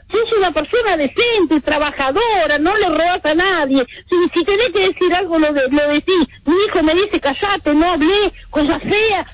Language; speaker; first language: Spanish; early bilingual, other home language; Italian